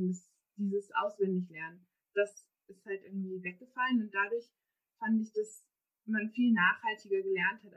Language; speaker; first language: German; native; German